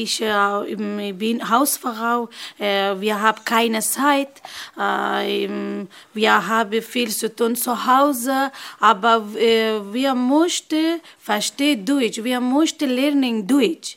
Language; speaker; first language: German; non-native, learner; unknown